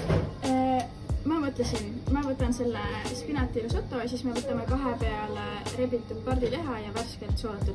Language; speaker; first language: Estonian; native; Estonian